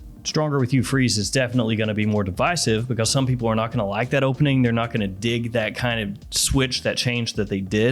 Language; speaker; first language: English; native; English